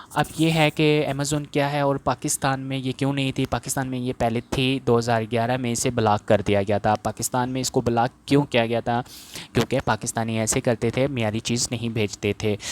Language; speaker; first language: Urdu; non-native, local second language; Punjabi